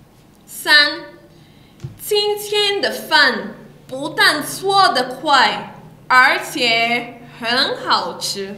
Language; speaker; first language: Chinese; non-native, fluent; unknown